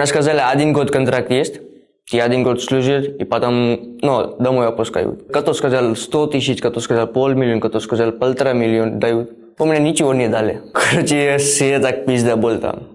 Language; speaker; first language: Russian; non-native, learner; Gujarati